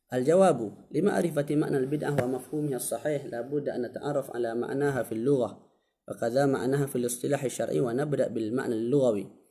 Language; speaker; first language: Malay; native; Malay